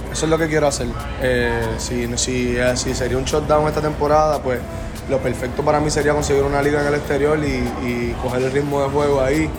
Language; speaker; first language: Spanish; native; Spanish